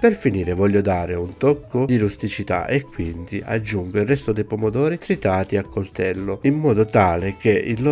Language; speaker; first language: Italian; native; Italian